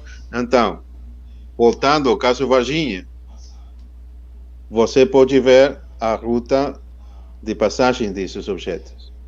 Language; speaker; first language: Portuguese; non-native, fluent; Spanish